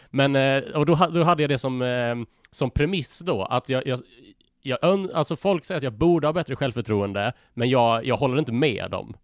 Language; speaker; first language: Swedish; native; Swedish